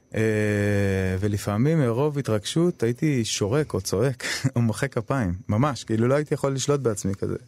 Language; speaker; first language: Hebrew; early bilingual, other home language; Arabic